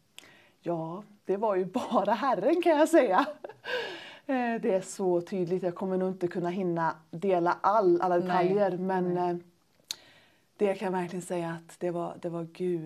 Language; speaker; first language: Swedish; native; Swedish